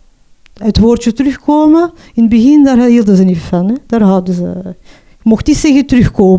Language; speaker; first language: Dutch; non-native, local second language; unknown